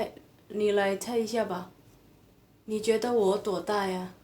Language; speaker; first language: Chinese; non-native, fluent; Indonesian